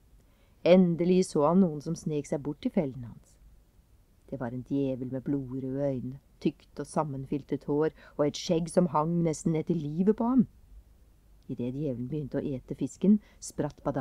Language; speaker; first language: Norwegian; native; Norwegian